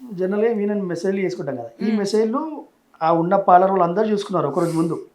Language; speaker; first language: Telugu; native; Telugu